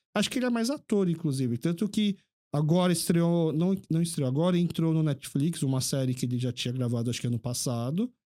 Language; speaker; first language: Portuguese; early bilingual, other home language; Korean